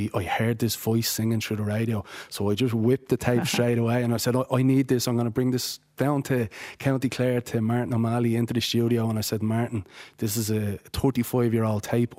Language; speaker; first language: English; native; English